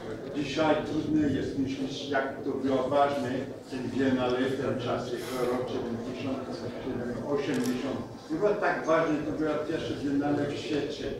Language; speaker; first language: Polish; non-native, learner; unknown